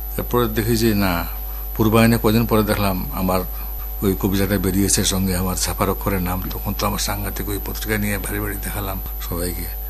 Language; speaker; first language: Bangla; non-native, local second language; Nepali